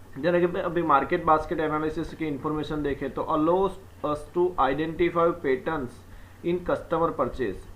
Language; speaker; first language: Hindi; non-native, local second language; Gujarati